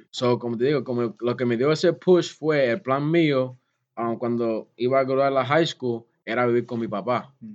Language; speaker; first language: Spanish; early bilingual, heritage; Spanish